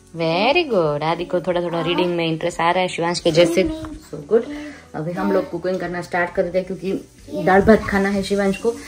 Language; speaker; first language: Hindi; non-native, local second language; Gujarati